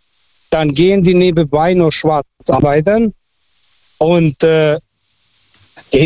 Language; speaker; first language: German; non-native, fluent; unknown